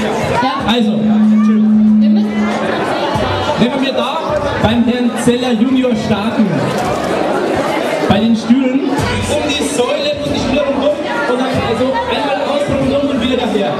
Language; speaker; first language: German; native; German